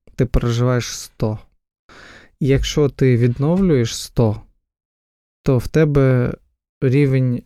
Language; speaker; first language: Ukrainian; non-native, local second language; Russian